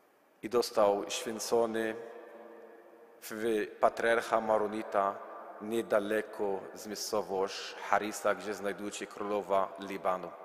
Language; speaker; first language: Polish; non-native, learner; Arabic